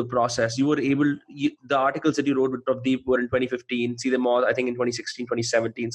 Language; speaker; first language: English; non-native, local second language; Hindi